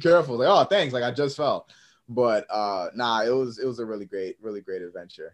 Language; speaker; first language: English; native; English